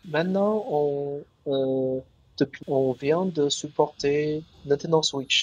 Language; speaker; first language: French; non-native, learner; Chinese